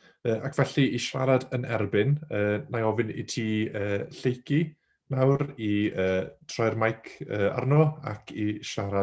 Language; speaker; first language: Welsh; native; Welsh